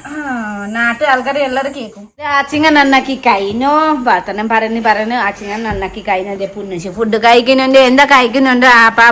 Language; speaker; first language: Malayalam; non-native, fluent; Nepali